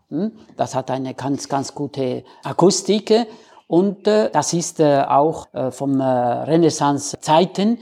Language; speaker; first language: German; non-native, learner; Spanish